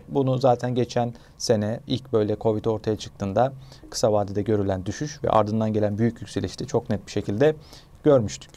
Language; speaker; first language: Turkish; native; Turkish